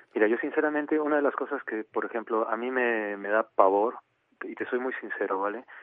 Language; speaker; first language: Spanish; native; Spanish